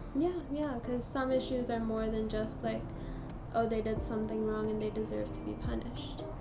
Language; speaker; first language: English; native; English